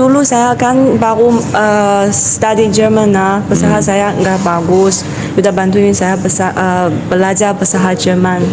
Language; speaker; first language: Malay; non-native, learner; Chinese